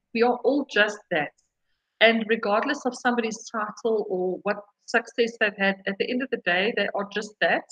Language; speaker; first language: English; native; English